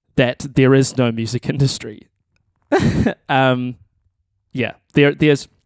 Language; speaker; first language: English; native; English